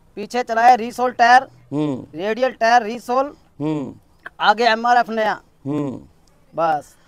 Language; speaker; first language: Hindi; native; Hindi